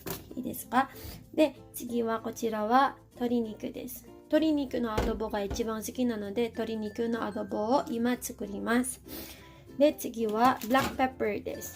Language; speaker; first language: Japanese; non-native, fluent; Filipino